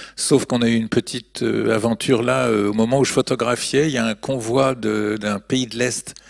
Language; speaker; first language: French; native; French